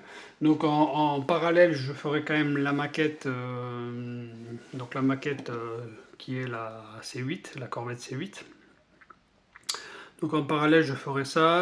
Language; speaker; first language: French; native; French